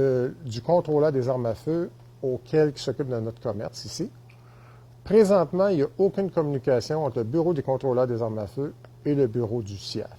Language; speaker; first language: French; native; French